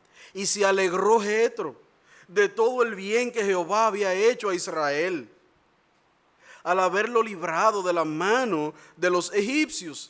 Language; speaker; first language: Spanish; native; Spanish